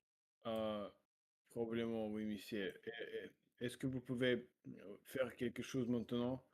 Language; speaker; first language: French; non-native, learner; Russian